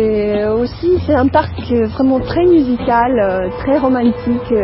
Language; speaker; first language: French; non-native, fluent; Russian